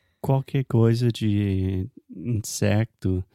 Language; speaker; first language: Portuguese; non-native, fluent; English